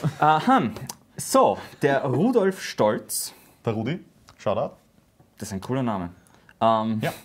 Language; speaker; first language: German; native; German